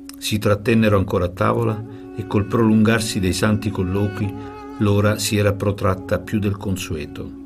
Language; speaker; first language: Italian; native; Italian